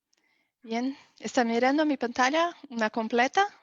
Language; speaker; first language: Spanish; non-native, fluent; Portuguese